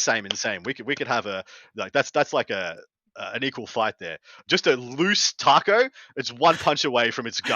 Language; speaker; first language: English; native; English